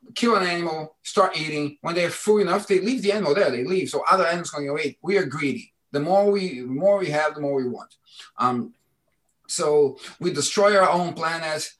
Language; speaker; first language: English; non-native, fluent; Portuguese